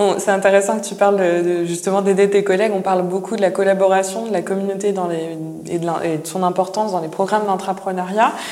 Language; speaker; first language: French; native; French